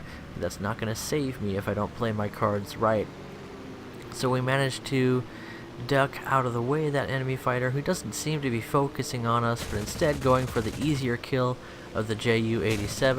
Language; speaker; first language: English; native; English